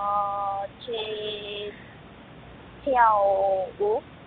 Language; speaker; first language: Chinese; non-native, learner; Korean